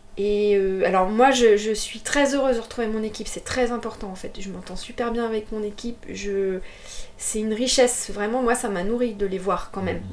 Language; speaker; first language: French; native; French